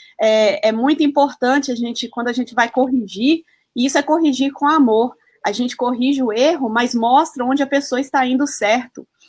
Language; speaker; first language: Portuguese; early bilingual, heritage; Portuguese